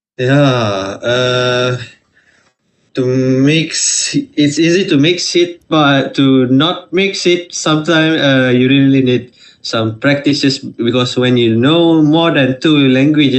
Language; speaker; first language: English; non-native, fluent; Malay